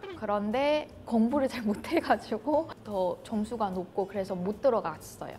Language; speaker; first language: Korean; non-native, fluent; Burmese